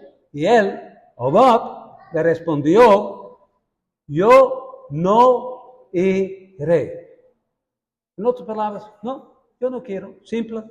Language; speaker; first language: Spanish; non-native, fluent; Dutch